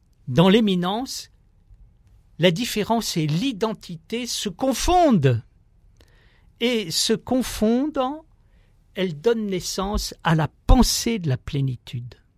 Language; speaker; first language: French; native; French